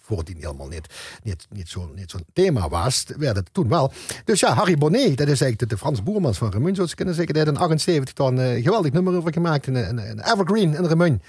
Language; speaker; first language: Dutch; non-native, local second language; Limburgish